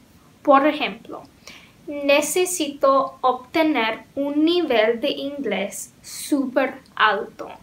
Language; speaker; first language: Spanish; non-native, learner; English